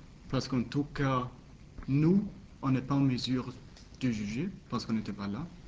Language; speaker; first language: French; non-native, fluent; Swedish